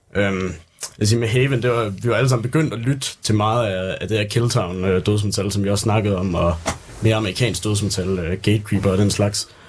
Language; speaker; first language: Danish; native; Danish